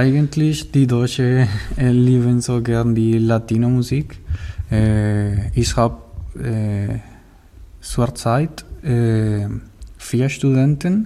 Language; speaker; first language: German; non-native, learner; Spanish